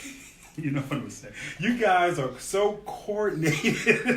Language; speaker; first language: English; native; English